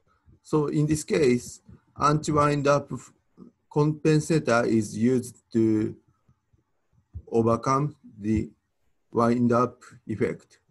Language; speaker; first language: English; non-native, fluent; Japanese